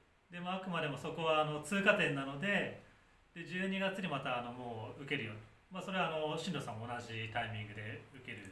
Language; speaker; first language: Japanese; native; Japanese